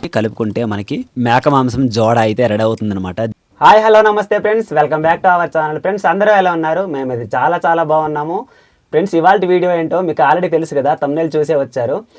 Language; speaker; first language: Telugu; non-native, local second language; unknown